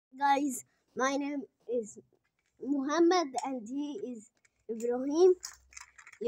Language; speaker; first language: English; non-native, learner; Arabic